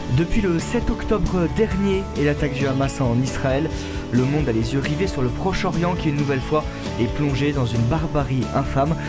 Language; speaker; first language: French; native; French